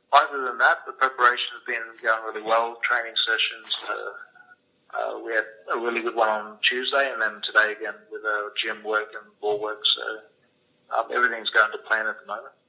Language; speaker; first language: English; early bilingual, other home language; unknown